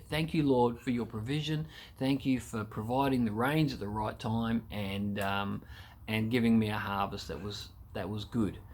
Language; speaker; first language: English; native; English